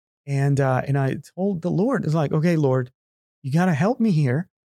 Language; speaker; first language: English; non-native, fluent; Spanish